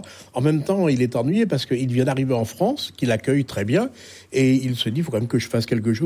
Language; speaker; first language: French; native; French